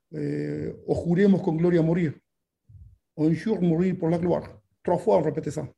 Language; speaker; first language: French; non-native, fluent; Spanish